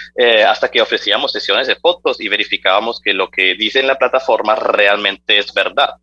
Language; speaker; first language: Spanish; early bilingual, heritage; Spanish